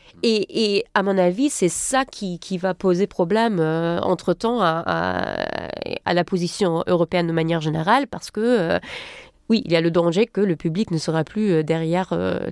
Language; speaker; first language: French; non-native, fluent; German